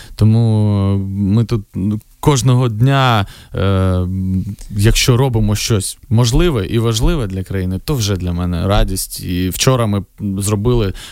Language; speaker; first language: Ukrainian; non-native, local second language; Russian